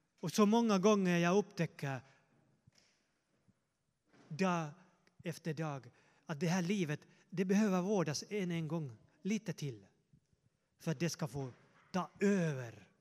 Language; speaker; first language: Swedish; non-native, fluent; Finnish